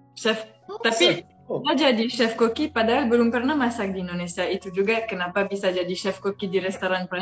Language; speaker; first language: Indonesian; non-native, fluent; French